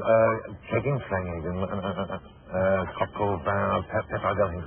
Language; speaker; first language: Welsh; non-native, learner; English